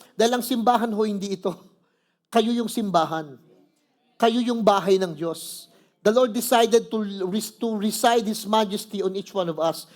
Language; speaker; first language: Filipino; native; Filipino